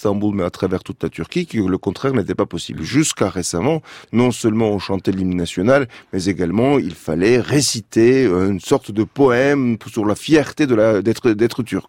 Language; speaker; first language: French; non-native, fluent; Turkish